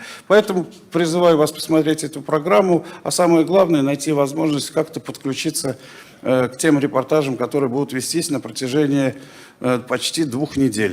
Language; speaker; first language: Russian; native; Russian